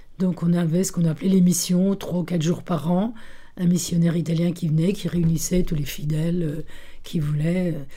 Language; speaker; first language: French; early bilingual, other home language; Italian